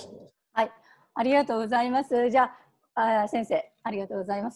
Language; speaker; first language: Japanese; native; Japanese